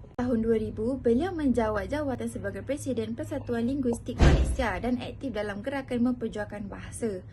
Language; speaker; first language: Malay; native; Malay